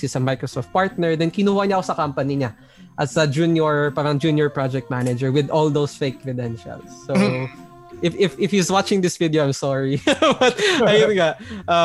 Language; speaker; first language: English; non-native, local second language; Hiligaynon